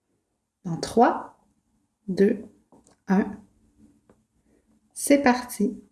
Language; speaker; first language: French; native; French